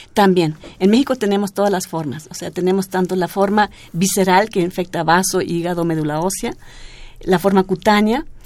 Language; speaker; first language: Spanish; non-native, fluent; German